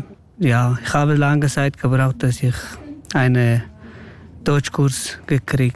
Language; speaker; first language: German; non-native, learner; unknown